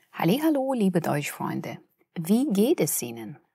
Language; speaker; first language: German; non-native, fluent; Russian